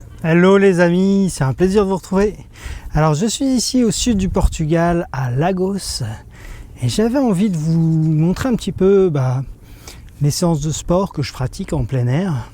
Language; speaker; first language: French; native; French